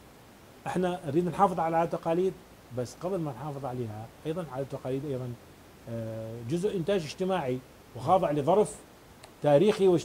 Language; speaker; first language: Arabic; native; Arabic